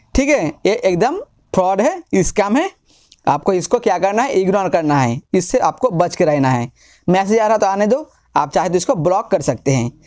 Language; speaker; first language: Hindi; non-native, local second language; Bangla